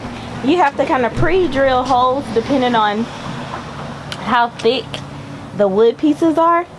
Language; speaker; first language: English; native; English